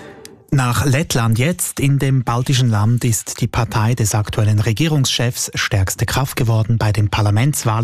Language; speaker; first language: German; native; German